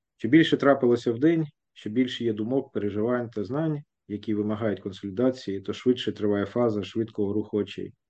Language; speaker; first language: Ukrainian; non-native, local second language; Russian